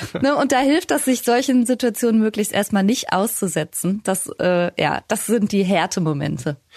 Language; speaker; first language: German; native; German